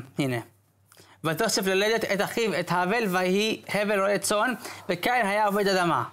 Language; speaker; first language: Hebrew; early bilingual, other home language; English